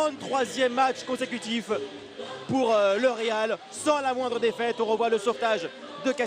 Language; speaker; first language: French; native; French